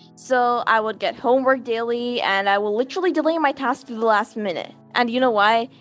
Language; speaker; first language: English; non-native, local second language; Urdu